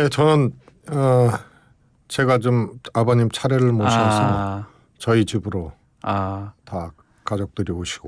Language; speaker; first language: Korean; native; Korean